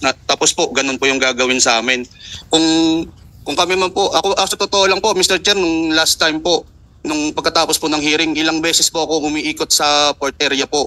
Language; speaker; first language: Filipino; native; Filipino